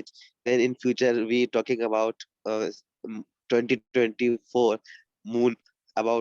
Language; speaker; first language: English; non-native, learner; Urdu